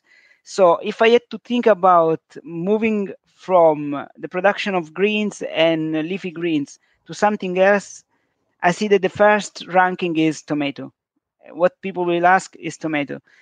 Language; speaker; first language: English; non-native, fluent; Italian